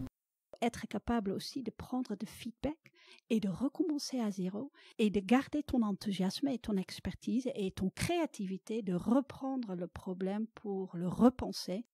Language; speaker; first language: French; non-native, fluent; Dutch